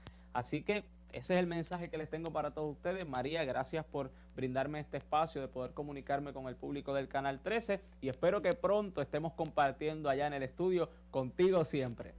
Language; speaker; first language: Spanish; native; Spanish